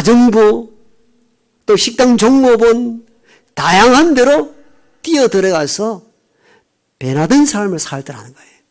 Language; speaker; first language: Korean; native; Korean